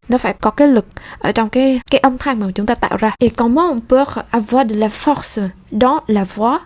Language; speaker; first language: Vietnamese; native; Vietnamese